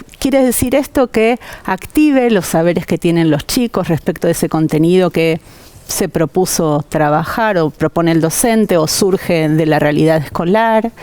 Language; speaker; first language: Spanish; native; Spanish